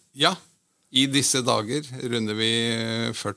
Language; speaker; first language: Norwegian; native; Norwegian